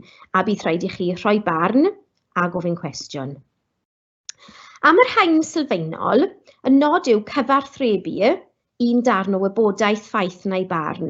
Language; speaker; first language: Welsh; non-native, local second language; English